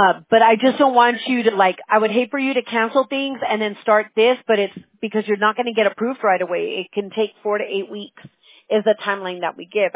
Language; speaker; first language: English; early bilingual, other home language; Spanish